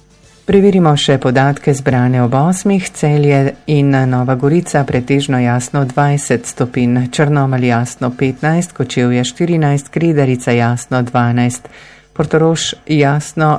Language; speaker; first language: Slovenian; native; Slovenian